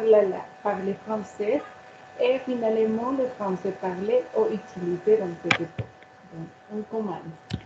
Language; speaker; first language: French; non-native, learner; Spanish